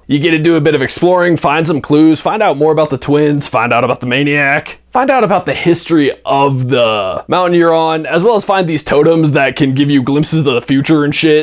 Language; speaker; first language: English; native; English